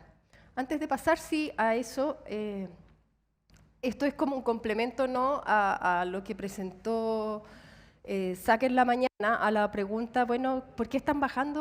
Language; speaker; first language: Spanish; native; Spanish